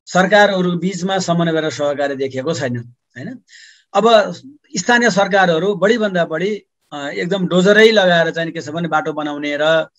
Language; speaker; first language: Nepali; native; Nepali